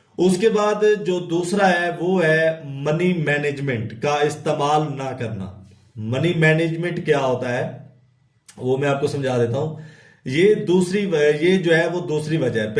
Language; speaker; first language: Urdu; non-native, local second language; Punjabi